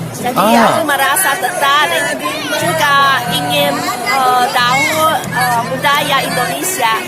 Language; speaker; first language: Indonesian; non-native, learner; Chinese